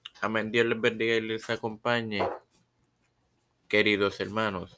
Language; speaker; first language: Spanish; native; Spanish